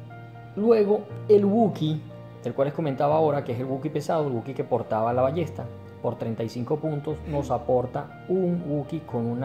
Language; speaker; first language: Spanish; native; Spanish